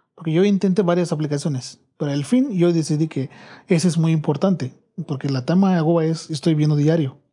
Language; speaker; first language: Spanish; non-native, fluent; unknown